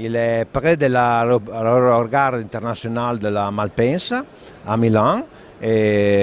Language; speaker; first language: French; non-native, fluent; Italian